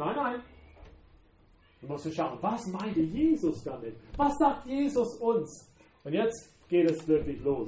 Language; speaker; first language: German; non-native, fluent; English